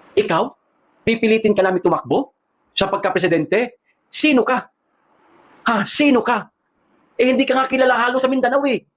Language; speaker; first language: Filipino; non-native, local second language; Cebuano